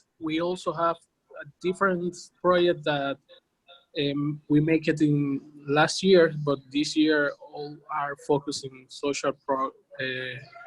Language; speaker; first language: English; non-native, learner; Spanish